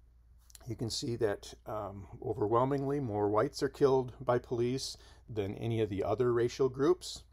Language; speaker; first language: English; native; English